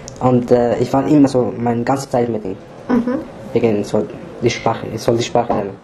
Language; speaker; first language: German; non-native, learner; Arabic